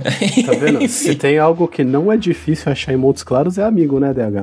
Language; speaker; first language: Portuguese; native; Portuguese